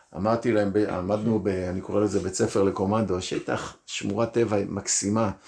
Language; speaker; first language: Hebrew; native; Hebrew